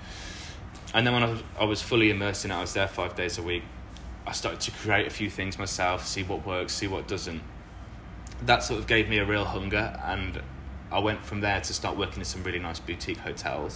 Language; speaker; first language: English; native; English